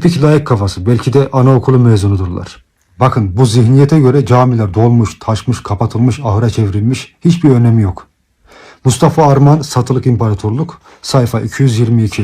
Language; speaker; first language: Turkish; native; Turkish